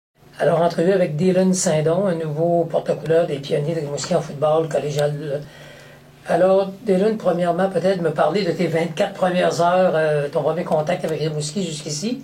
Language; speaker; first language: French; native; French